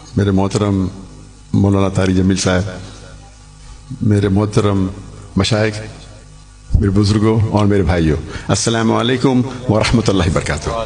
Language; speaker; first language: Urdu; non-native, local second language; Hindi